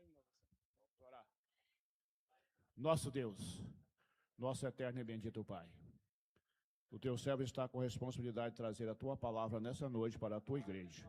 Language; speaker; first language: Portuguese; native; Portuguese